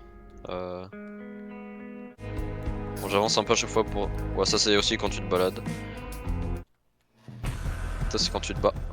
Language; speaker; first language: French; native; French